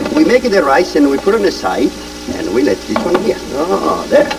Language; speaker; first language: English; non-native, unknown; Italian